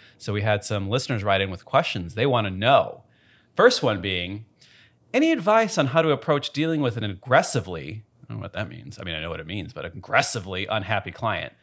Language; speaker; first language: English; native; English